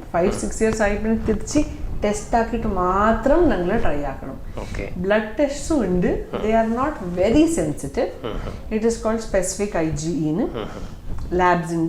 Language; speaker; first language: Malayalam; non-native, fluent; Tamil